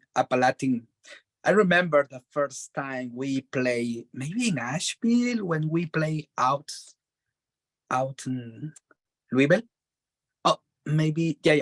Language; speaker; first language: English; non-native, learner; Spanish